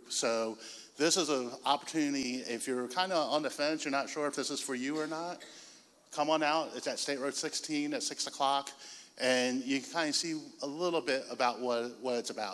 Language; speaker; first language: English; native; English